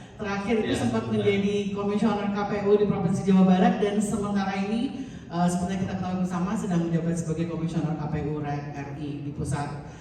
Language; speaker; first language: Indonesian; native; Indonesian